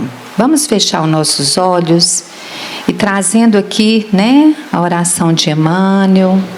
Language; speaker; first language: Portuguese; native; Portuguese